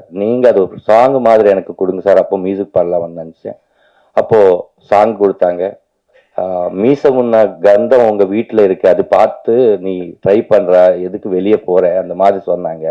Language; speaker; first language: Tamil; non-native, learner; Telugu